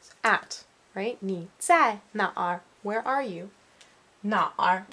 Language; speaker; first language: Chinese; non-native, learner; English